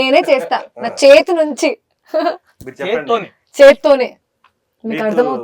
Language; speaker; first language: Telugu; non-native, fluent; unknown